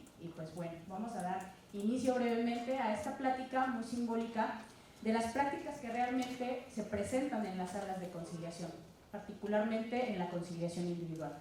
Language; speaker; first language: Spanish; native; Spanish